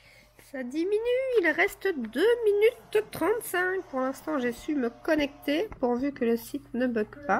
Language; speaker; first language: French; native; French